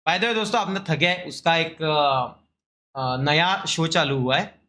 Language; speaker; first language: Hindi; non-native, local second language; Marathi